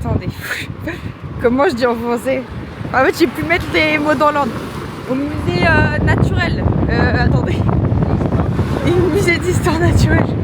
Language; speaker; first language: French; native; French